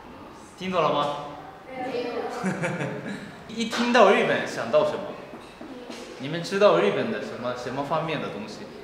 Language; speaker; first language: Chinese; non-native, fluent; Japanese